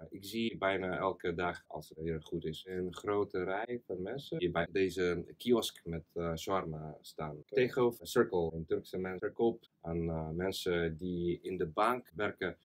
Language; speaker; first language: Dutch; non-native, fluent; Russian